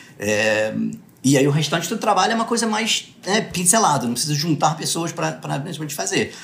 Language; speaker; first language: Portuguese; early bilingual, other home language; English